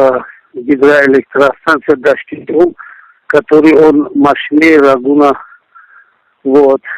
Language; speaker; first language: Russian; non-native, local second language; Tajik